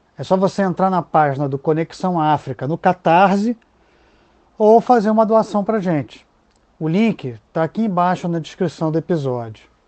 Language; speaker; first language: Portuguese; native; Portuguese